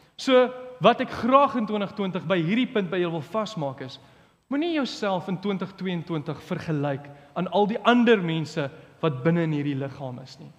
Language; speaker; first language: Afrikaans; early bilingual, other home language; English